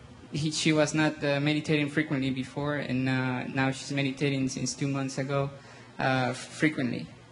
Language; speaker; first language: English; non-native, learner; Spanish